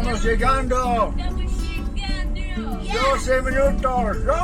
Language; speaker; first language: Spanish; non-native, learner; English